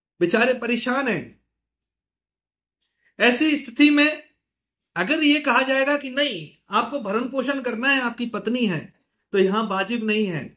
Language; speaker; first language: Hindi; native; Hindi